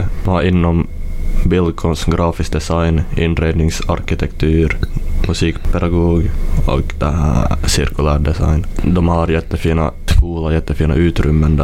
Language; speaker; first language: Swedish; native; Swedish